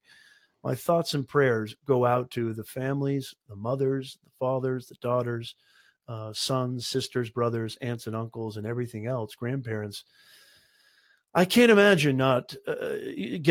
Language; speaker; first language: English; native; English